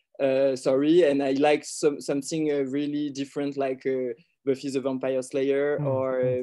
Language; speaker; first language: English; non-native, learner; French